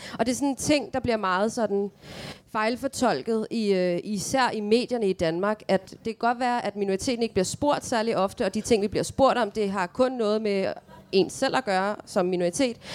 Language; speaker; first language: Danish; early bilingual, other home language; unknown